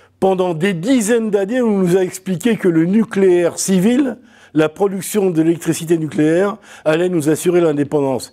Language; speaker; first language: French; native; French